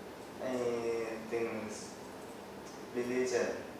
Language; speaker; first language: English; non-native, learner; Thai